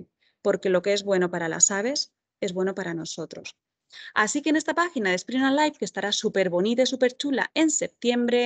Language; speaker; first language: Spanish; native; Spanish